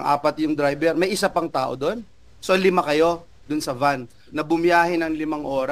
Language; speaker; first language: Filipino; native; Filipino